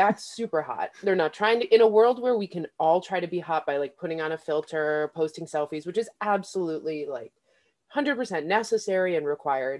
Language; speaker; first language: English; native; English